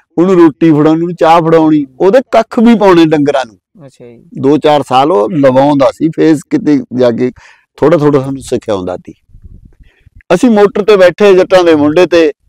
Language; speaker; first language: Punjabi; native; Punjabi